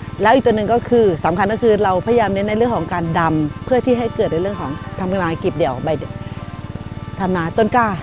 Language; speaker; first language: Thai; native; Thai